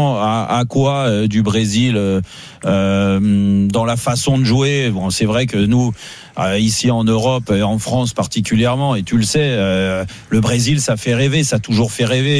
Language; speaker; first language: French; native; French